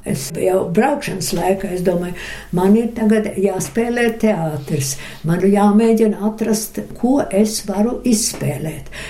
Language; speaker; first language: Latvian; early bilingual, other home language; Russian